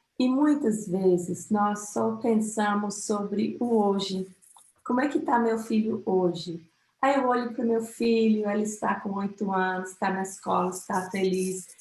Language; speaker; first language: Portuguese; non-native, fluent; English